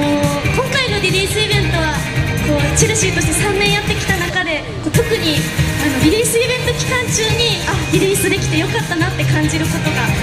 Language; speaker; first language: Japanese; native; Japanese